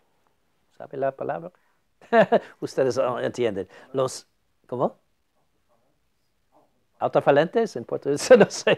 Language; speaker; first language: Spanish; non-native, fluent; English